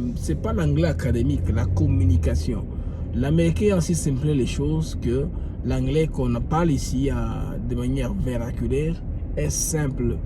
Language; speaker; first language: French; non-native, local second language; Lingala